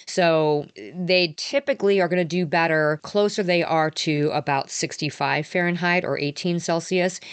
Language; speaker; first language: English; native; English